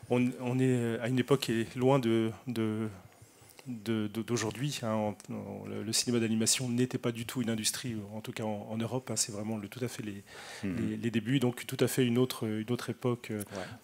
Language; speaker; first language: French; native; French